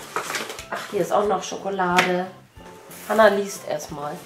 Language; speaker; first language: German; native; German